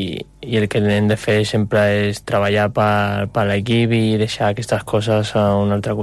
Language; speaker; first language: Catalan; non-native, local second language; Spanish